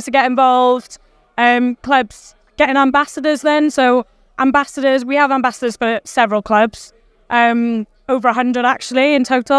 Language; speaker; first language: English; native; English